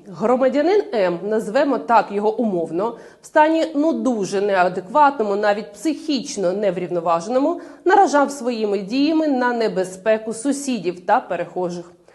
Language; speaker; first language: Ukrainian; native; Ukrainian